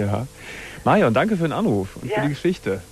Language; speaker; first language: German; native; German